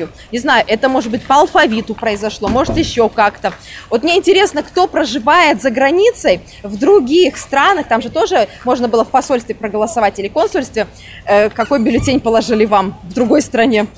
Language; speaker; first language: Russian; native; Russian